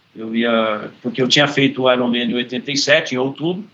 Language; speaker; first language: Portuguese; native; Portuguese